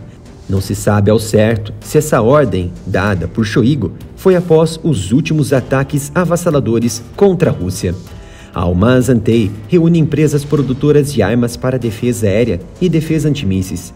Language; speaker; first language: Portuguese; native; Portuguese